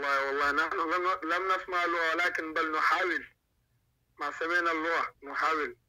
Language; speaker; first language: Arabic; non-native, learner; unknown